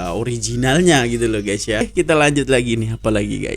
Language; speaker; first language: Indonesian; native; Indonesian